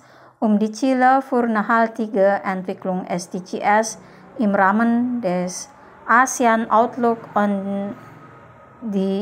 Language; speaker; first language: German; non-native, fluent; Indonesian